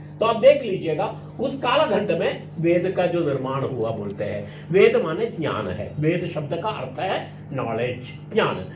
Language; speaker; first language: Hindi; non-native, local second language; Malayalam